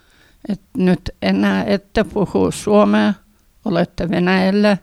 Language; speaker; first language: Finnish; early bilingual, heritage; Finnish